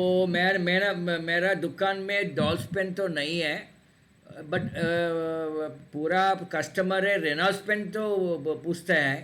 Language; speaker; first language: Hindi; non-native, local second language; Tamil